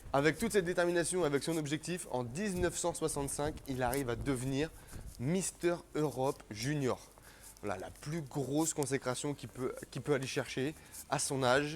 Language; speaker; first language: French; native; French